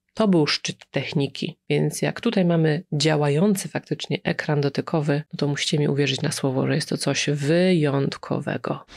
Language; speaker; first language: Polish; native; Polish